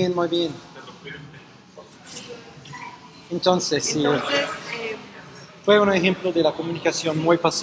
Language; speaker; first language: Spanish; non-native, fluent; English